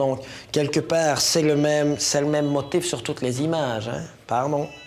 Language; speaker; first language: French; native; French